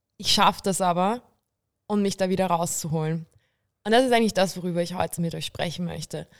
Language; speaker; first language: German; early bilingual, other home language; Bulgarian